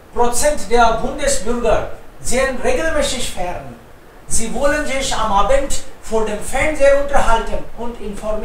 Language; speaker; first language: German; non-native, fluent; Hindi